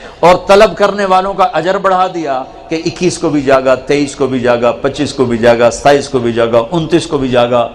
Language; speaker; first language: Urdu; non-native, local second language; Punjabi